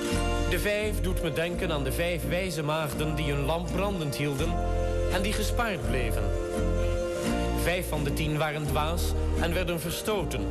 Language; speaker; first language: Dutch; native; Dutch